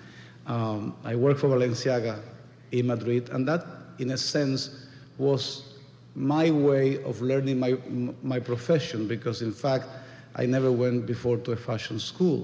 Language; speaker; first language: English; non-native, fluent; Spanish